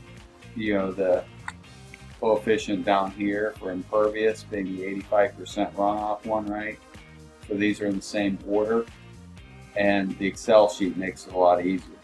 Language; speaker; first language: English; native; English